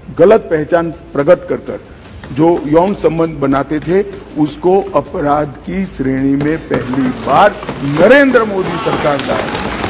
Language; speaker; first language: Hindi; non-native, local second language; Gujarati